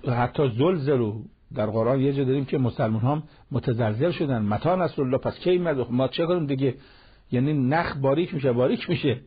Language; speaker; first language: Persian; native; Persian